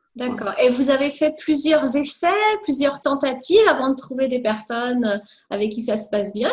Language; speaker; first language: French; native; French